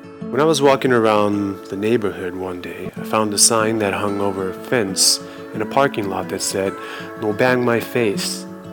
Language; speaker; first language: English; non-native, fluent; Japanese